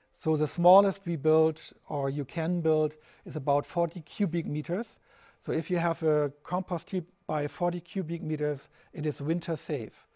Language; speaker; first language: English; non-native, fluent; German